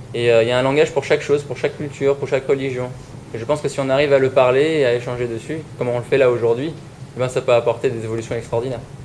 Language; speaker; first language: French; early bilingual, other home language; Persian